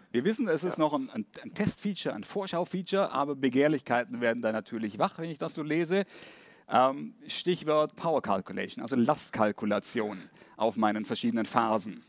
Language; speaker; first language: German; native; German